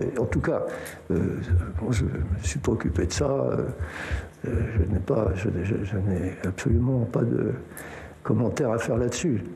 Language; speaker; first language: French; native; French